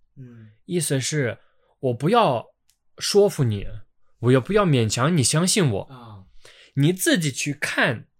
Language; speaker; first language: Chinese; non-native, fluent; Ukrainian